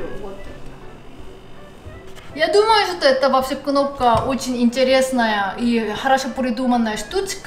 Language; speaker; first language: Russian; non-native, fluent; Korean